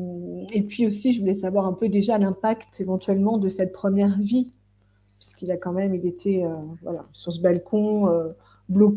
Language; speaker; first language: French; native; French